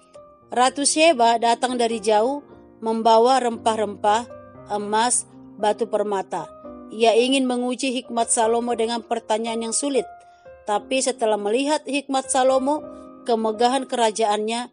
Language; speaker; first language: Indonesian; native; Indonesian